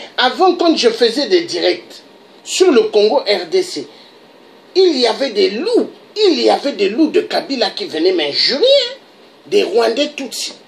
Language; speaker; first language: French; non-native, local second language; Lingala